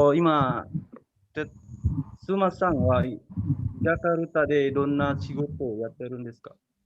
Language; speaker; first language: Japanese; non-native, learner; Indonesian